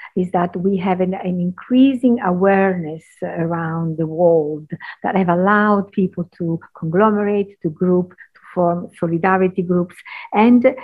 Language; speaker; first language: English; non-native, fluent; Italian